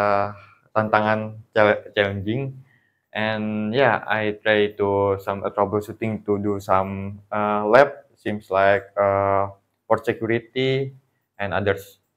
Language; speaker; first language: English; non-native, learner; Indonesian